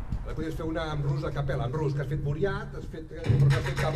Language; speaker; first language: Catalan; native; Catalan